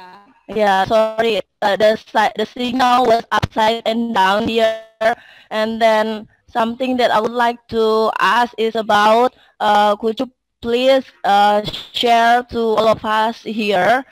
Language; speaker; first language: English; non-native, learner; Indonesian